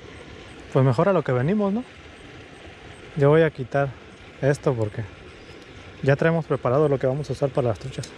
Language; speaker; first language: Spanish; native; Spanish